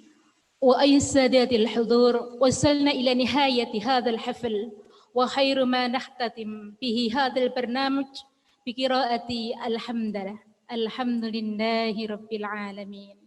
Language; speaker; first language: Arabic; non-native, fluent; Indonesian